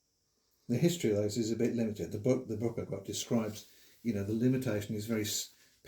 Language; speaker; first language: English; native; English